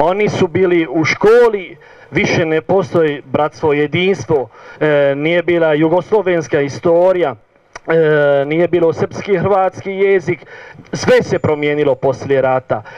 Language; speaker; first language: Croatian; non-native, learner; Italian